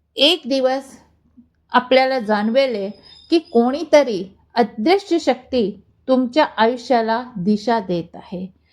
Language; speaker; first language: Marathi; non-native, local second language; Hindi